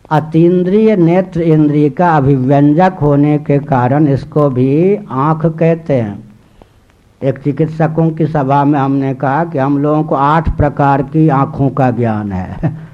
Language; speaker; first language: Hindi; native; Hindi